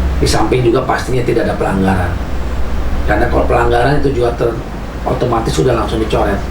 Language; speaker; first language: Indonesian; native; Indonesian